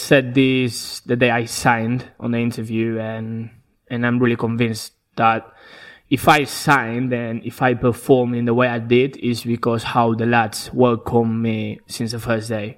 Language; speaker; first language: English; non-native, fluent; Spanish